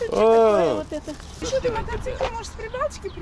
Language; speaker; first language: Russian; native; Russian